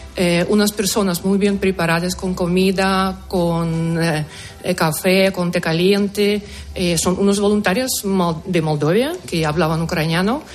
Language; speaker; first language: Spanish; non-native, fluent; Ukrainian